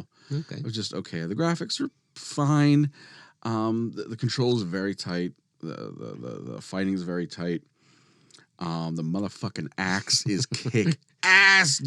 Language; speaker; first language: English; native; English